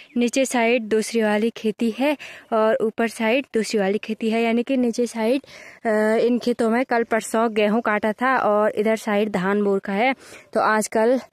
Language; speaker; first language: Hindi; non-native, local second language; Garhwali